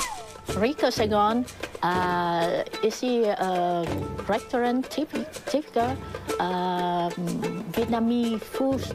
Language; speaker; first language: English; non-native, learner; Vietnamese